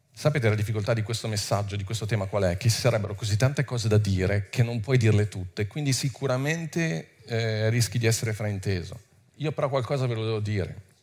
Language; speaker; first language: Italian; non-native, fluent; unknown